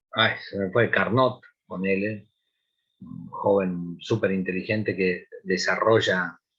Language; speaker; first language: Spanish; native; Spanish